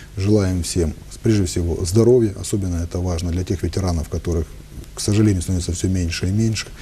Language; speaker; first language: Russian; native; Russian